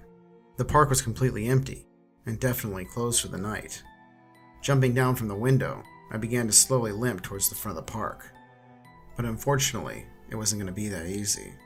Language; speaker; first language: English; native; English